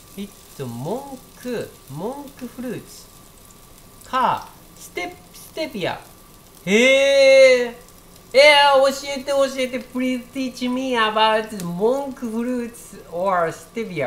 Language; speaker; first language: English; non-native, learner; Japanese